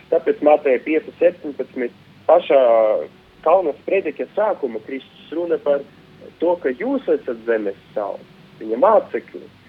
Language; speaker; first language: Latvian; non-native, local second language; Russian